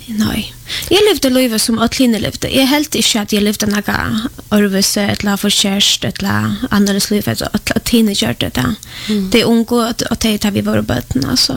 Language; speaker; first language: Swedish; non-native, fluent; Polish